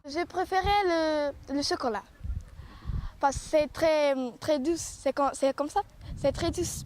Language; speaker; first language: French; non-native, learner; Portuguese